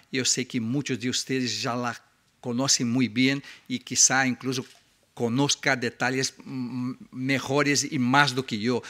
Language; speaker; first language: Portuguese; native; Portuguese